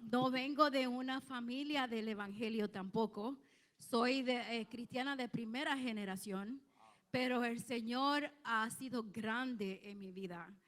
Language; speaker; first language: Spanish; early bilingual, heritage; Spanish